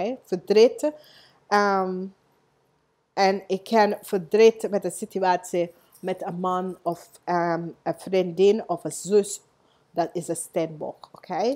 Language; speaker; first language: Dutch; non-native, learner; English